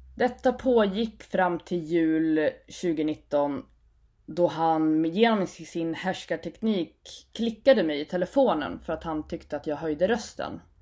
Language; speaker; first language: Swedish; native; Swedish